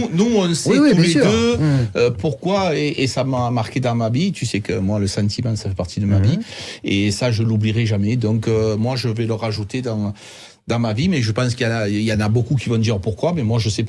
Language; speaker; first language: French; native; French